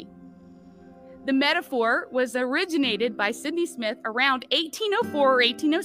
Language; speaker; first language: English; native; English